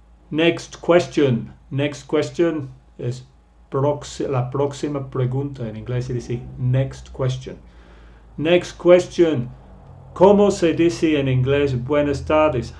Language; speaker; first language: Spanish; non-native, fluent; English